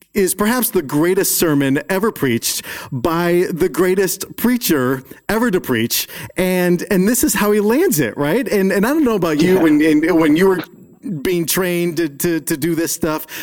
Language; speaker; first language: English; native; English